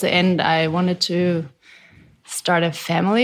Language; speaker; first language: English; non-native, fluent; Danish